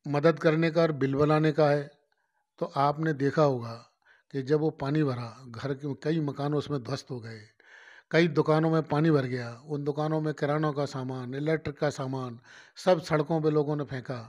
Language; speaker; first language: Hindi; native; Hindi